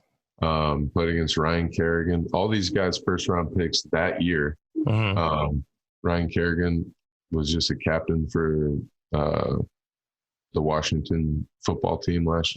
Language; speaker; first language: English; native; English